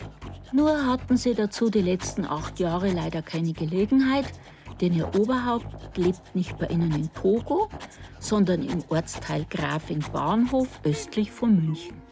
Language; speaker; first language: German; native; German